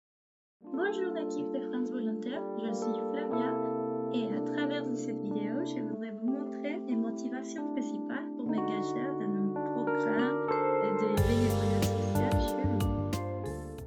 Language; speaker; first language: French; non-native, fluent; Spanish